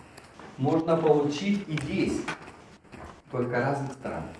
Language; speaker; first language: Russian; non-native, fluent; Lithuanian